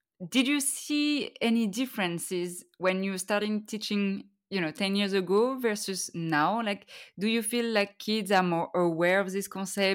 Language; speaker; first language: English; non-native, fluent; French